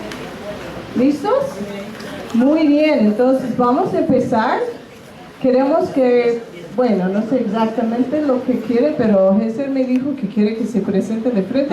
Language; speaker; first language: Spanish; non-native, fluent; English